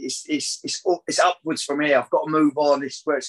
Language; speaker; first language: English; native; English